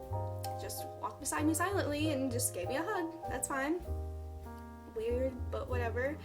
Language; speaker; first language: English; native; English